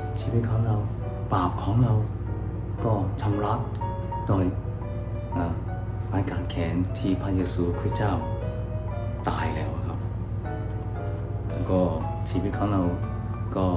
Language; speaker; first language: Thai; non-native, fluent; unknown